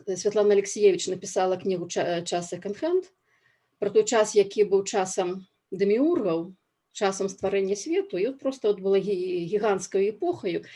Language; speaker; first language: Belarusian; non-native, local second language; Russian